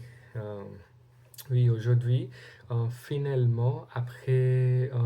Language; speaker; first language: French; non-native, learner; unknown